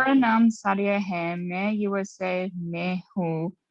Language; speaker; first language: Hindi; non-native, learner; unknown